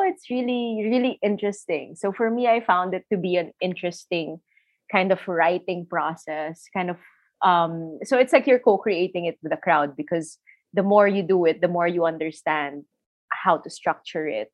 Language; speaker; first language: English; non-native, local second language; Filipino